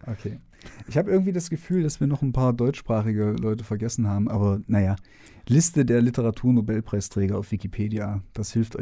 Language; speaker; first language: German; native; German